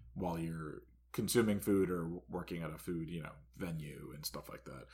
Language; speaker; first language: English; native; English